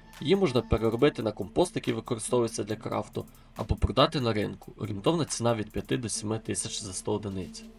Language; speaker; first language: Ukrainian; native; Ukrainian